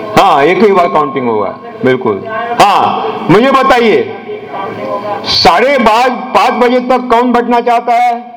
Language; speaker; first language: Hindi; non-native, local second language; Marathi